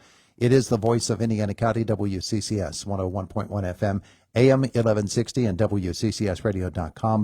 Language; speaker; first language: English; native; English